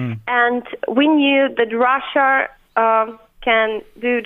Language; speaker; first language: English; non-native, fluent; Ukrainian